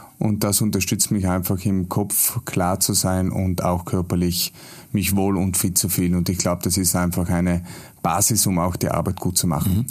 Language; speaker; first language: German; native; German